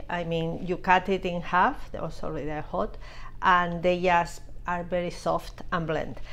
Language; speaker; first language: English; non-native, fluent; Spanish